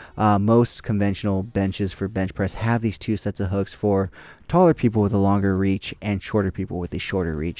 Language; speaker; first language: English; native; English